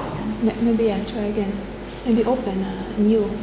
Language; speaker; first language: English; non-native, learner; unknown